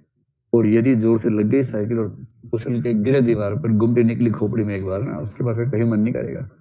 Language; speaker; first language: Hindi; native; Hindi